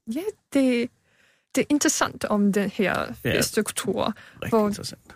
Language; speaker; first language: Danish; non-native, fluent; Chinese